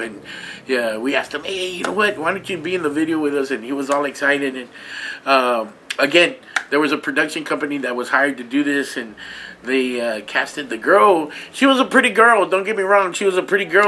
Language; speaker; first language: English; early bilingual, other home language; Spanish